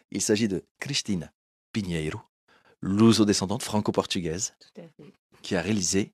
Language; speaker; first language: French; early bilingual, other home language; Portuguese